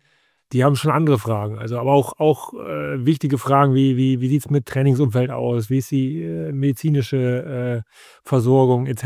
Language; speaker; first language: German; native; German